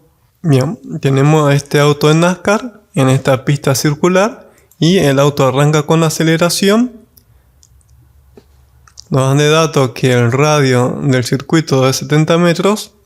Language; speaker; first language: Spanish; native; Spanish